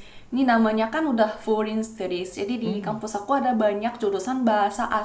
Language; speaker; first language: Indonesian; non-native, fluent; Korean